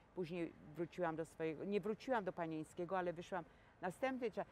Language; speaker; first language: Polish; native; Polish